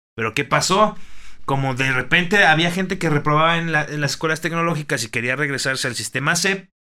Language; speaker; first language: Spanish; native; Spanish